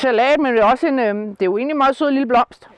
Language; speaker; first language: Danish; native; Danish